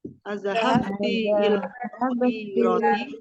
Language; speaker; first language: Arabic; non-native, learner; Indonesian